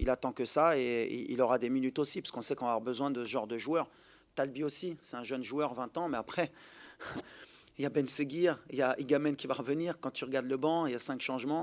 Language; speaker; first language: French; native; French